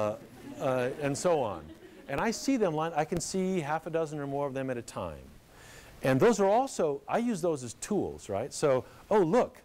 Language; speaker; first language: English; native; English